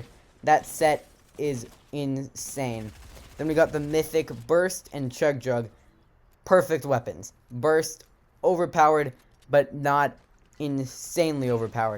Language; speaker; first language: English; native; English